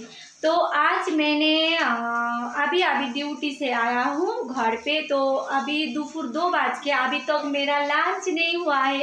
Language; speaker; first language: Hindi; non-native, local second language; Bangla